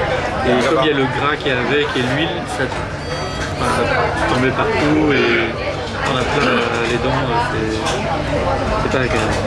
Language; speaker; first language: French; native; French